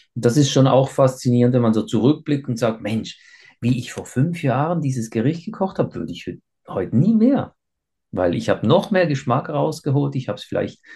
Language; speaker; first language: German; native; German